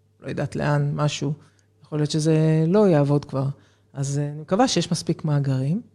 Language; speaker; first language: Hebrew; native; Hebrew